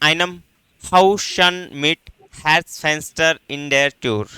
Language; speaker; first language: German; non-native, fluent; Hindi